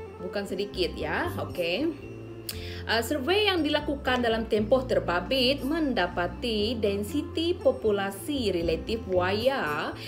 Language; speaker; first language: Malay; non-native, local second language; Iban